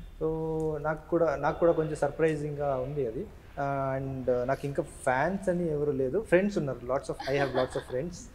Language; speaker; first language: Telugu; non-native, learner; Kannada